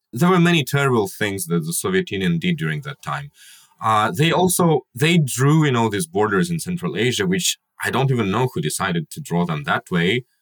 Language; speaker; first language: English; non-native, fluent; Kyrgyz